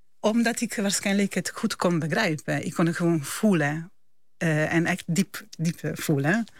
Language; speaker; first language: Dutch; non-native, fluent; Italian